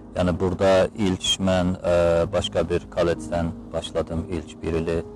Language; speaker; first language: Azerbaijani; native; Azerbaijani